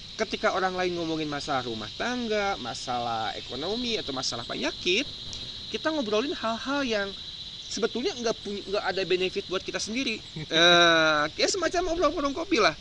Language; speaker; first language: Indonesian; non-native, local second language; Sundanese